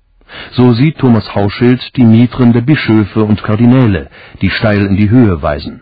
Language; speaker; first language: German; native; German